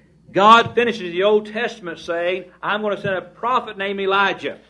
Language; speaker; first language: English; native; English